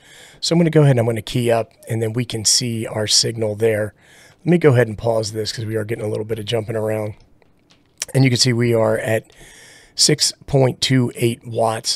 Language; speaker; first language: English; native; English